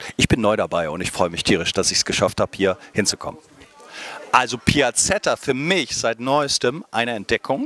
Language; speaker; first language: German; native; German